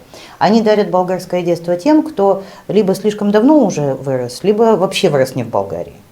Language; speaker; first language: Russian; native; Russian